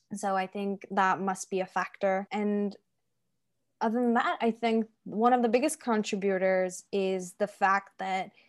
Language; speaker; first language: English; non-native, fluent; Turkish